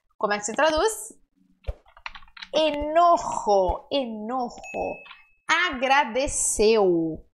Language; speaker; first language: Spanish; non-native, fluent; Portuguese